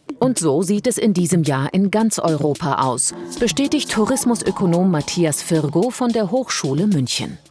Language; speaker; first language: German; native; German